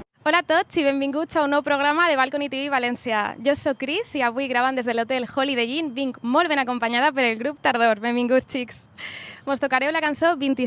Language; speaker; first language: Catalan; native; Catalan